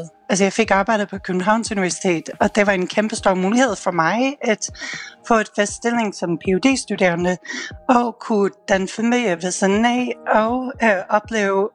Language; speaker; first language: Danish; non-native, fluent; English